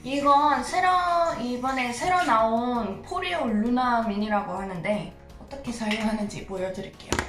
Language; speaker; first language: Korean; non-native, fluent; English